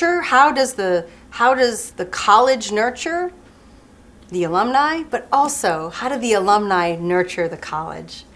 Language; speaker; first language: English; early bilingual, other home language; French